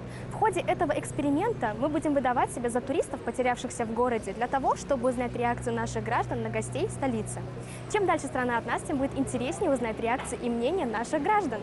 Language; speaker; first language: Russian; native; Russian